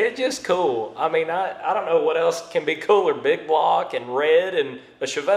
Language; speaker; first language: English; native; English